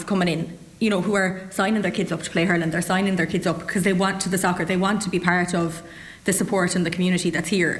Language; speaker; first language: English; native; English